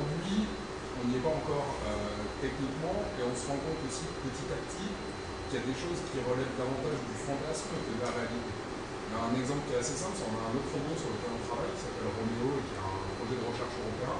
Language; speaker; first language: French; native; French